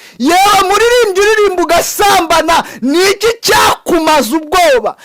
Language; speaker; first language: Kinyarwanda; native; Kinyarwanda